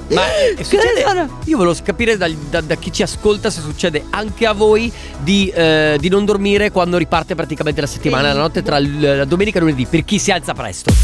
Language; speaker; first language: Italian; native; Italian